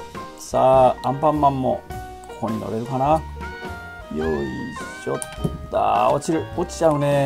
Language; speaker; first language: Japanese; native; Japanese